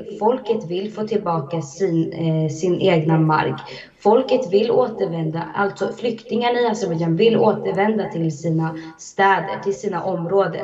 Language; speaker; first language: Swedish; early bilingual, other home language; Azerbaijani